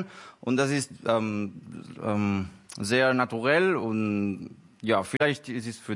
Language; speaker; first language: German; non-native, learner; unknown